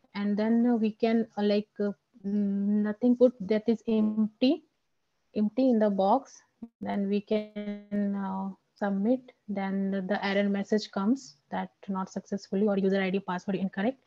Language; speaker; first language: English; non-native, local second language; Hindi